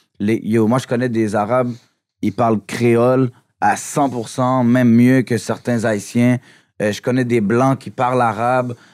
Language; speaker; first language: French; native; French